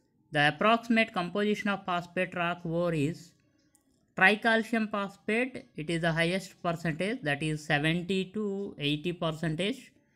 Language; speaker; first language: English; non-native, local second language; Telugu